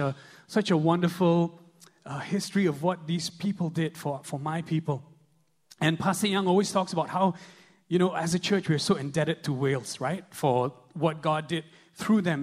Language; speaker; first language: English; non-native, local second language; Khasi